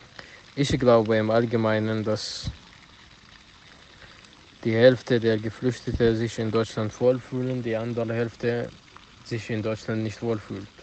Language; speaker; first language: German; non-native, fluent; Arabic